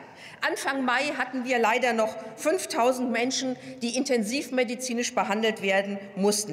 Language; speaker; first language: German; native; German